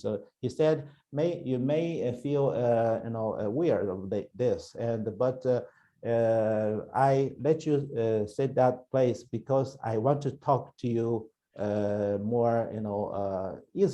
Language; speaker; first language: English; non-native, learner; Chinese